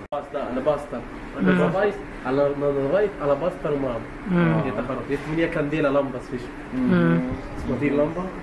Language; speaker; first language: Russian; non-native, learner; Arabic